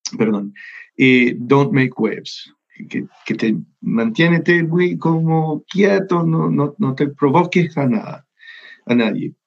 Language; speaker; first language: Spanish; non-native, fluent; English